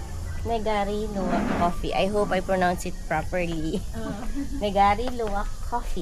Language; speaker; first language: English; non-native, local second language; Filipino